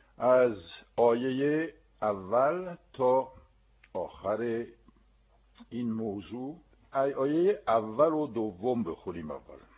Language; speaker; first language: Persian; non-native, fluent; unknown